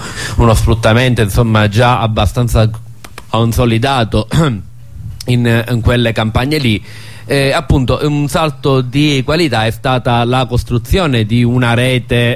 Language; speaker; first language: Italian; native; Italian